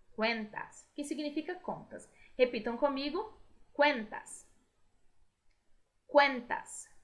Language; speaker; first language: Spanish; non-native, fluent; Portuguese